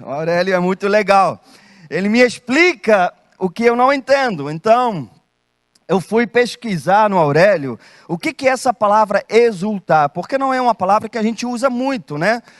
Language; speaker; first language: Portuguese; non-native, fluent; German